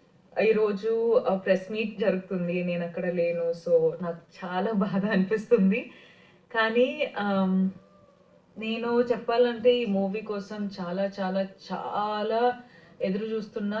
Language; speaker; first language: Telugu; non-native, fluent; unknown